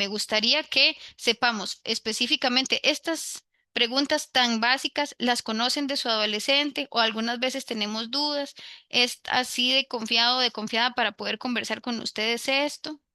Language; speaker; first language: Spanish; native; Spanish